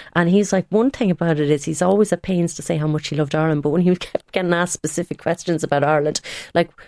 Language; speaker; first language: English; native; English